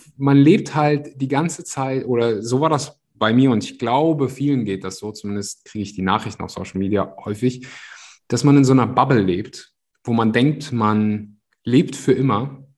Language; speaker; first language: German; early bilingual, other home language; Russian